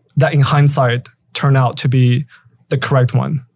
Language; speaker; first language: English; native; English